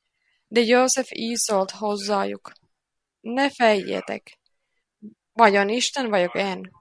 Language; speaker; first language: Hungarian; non-native, learner; Finnish